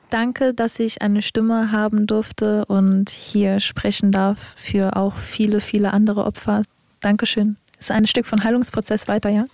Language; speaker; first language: German; early bilingual, other home language; Serbian